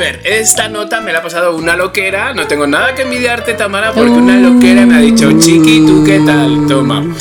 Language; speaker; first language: Spanish; native; Spanish